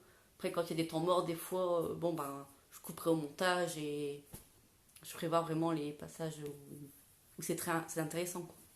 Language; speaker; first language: French; native; French